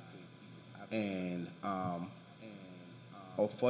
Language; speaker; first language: English; non-native, local second language; Yoruba